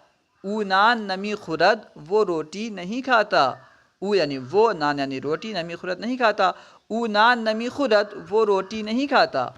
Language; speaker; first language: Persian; non-native, fluent; Urdu